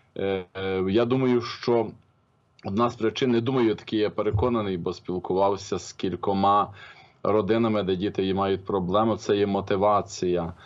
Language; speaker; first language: Ukrainian; native; Ukrainian